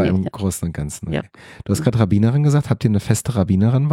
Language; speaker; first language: German; native; German